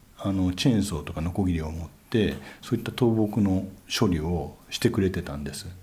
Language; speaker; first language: Japanese; native; Japanese